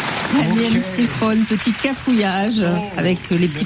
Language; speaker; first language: French; native; French